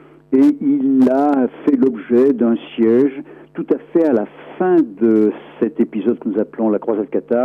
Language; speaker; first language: French; native; French